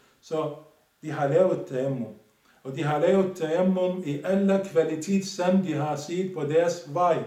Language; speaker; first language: Danish; non-native, fluent; Arabic